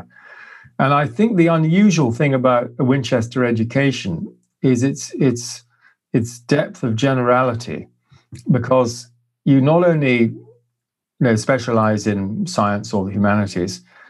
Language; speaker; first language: English; native; English